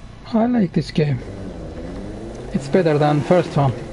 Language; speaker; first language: English; non-native, fluent; Turkish